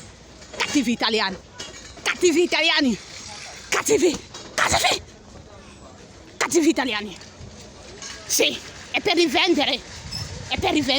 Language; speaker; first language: Italian; non-native, learner; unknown